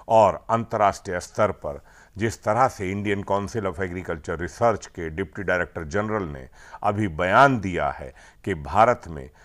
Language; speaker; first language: Hindi; native; Hindi